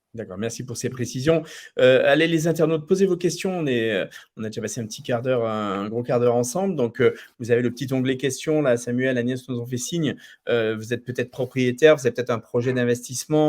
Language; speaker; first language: French; native; French